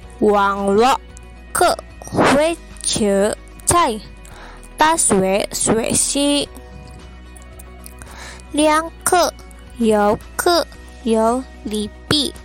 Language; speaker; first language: Chinese; non-native, learner; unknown